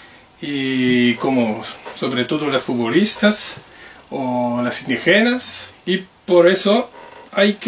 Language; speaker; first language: Spanish; non-native, fluent; French